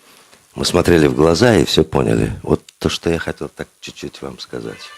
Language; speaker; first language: Russian; non-native, local second language; Uzbek